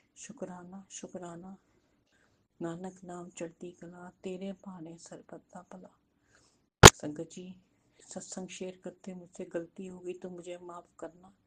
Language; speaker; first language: Hindi; non-native, local second language; Punjabi